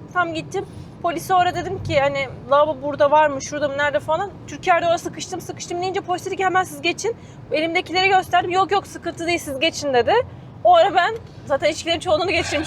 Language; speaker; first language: Turkish; native; Turkish